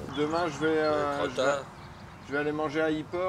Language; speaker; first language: French; native; French